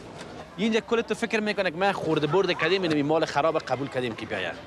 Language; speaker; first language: Persian; native; Persian